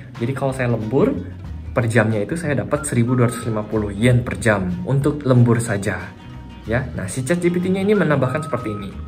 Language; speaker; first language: Indonesian; native; Indonesian